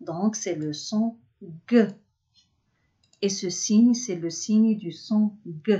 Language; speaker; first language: French; non-native, local second language; Arabic